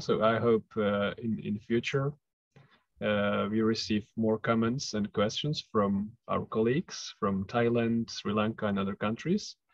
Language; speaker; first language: English; non-native, fluent; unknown